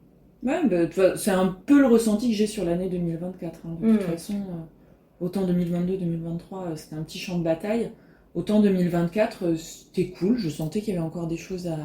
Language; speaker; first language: French; native; French